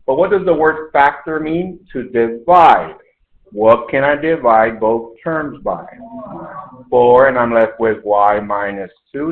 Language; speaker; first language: English; native; English